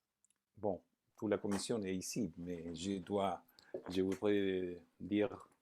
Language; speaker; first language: French; non-native, fluent; Spanish